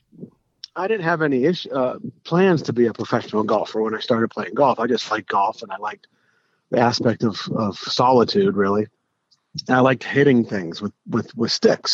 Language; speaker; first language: English; native; English